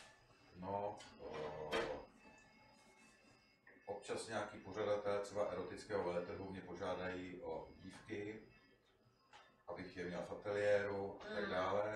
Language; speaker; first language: Czech; native; Czech